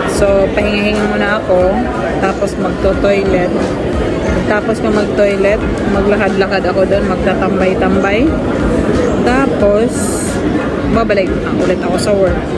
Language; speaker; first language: Filipino; non-native, local second language; Cebuano